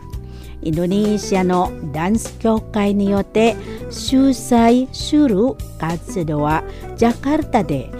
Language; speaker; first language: Japanese; non-native, fluent; Indonesian